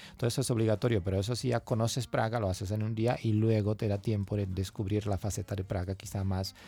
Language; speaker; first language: Spanish; non-native, fluent; Czech